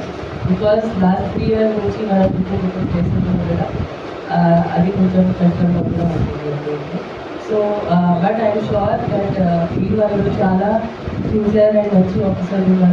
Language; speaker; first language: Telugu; non-native, fluent; Hindi